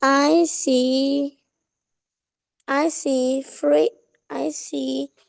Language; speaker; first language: English; non-native, learner; Vietnamese